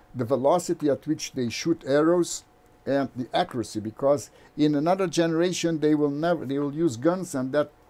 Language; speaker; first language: English; non-native, fluent; Portuguese